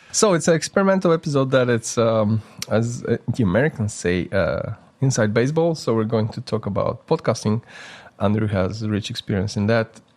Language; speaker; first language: English; non-native, fluent; Bulgarian